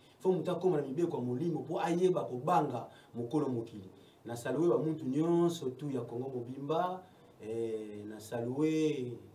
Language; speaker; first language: Lingala; non-native, local second language; Kongo